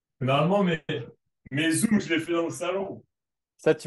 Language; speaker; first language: French; native; French